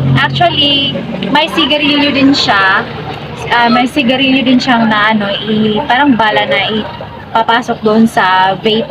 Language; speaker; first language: Filipino; non-native, local second language; Cebuano